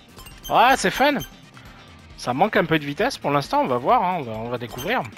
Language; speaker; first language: French; native; French